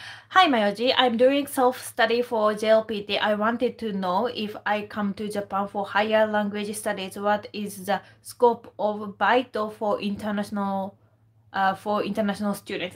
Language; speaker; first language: English; non-native, fluent; Japanese